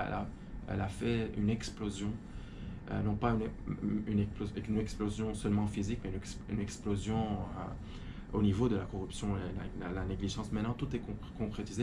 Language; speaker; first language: French; non-native, fluent; Arabic